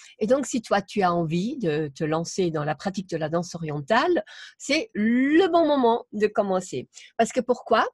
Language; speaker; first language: French; non-native, fluent; German